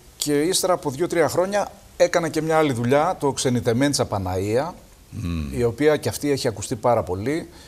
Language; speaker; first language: Greek; native; Greek